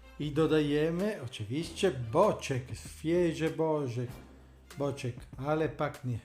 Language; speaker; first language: Polish; non-native, learner; Italian